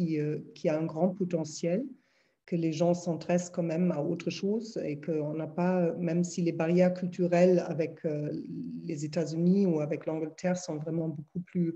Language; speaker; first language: French; non-native, fluent; German